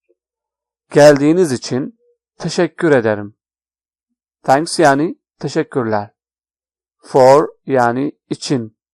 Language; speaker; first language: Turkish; non-native, fluent; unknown